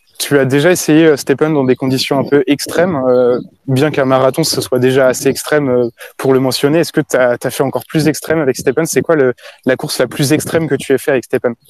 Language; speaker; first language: French; native; French